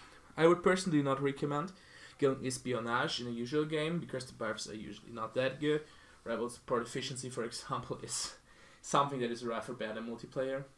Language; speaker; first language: English; non-native, fluent; German